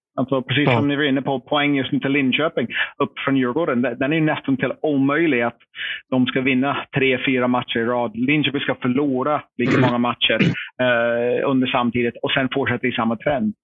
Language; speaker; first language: Swedish; non-native, fluent; English